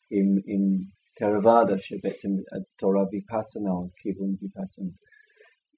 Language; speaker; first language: Hebrew; non-native, fluent; English